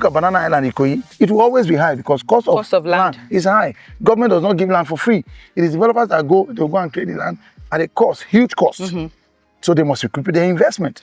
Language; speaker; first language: English; non-native, local second language; Igbo